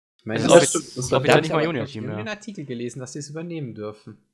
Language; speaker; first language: German; native; German